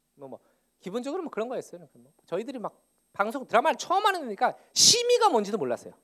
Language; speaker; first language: Korean; native; Korean